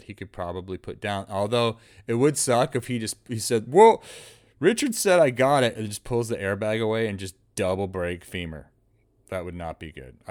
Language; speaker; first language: English; native; English